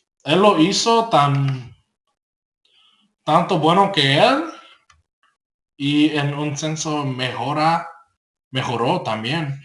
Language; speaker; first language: Spanish; non-native, learner; English